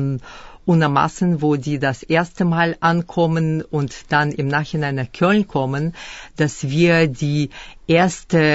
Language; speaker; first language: German; early bilingual, other home language; Russian